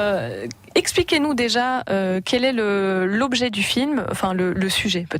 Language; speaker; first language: French; native; French